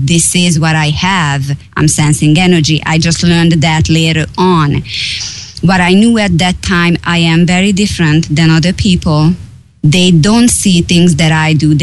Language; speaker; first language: English; non-native, fluent; Hungarian